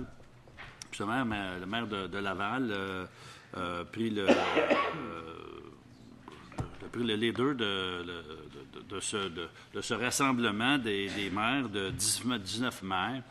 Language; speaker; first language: French; native; French